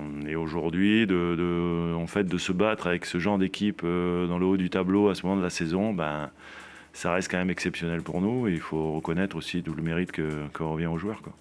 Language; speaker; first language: French; native; French